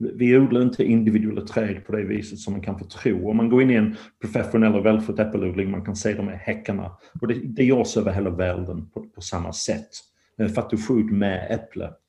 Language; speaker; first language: Swedish; non-native, fluent; English